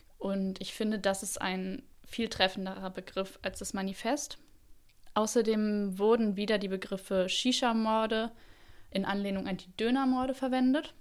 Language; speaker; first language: German; native; German